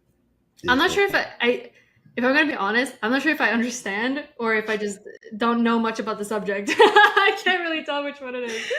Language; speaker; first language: English; non-native, fluent; Swedish